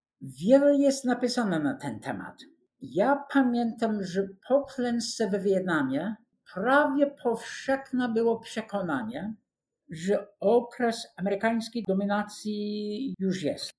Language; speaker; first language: Polish; non-native, fluent; English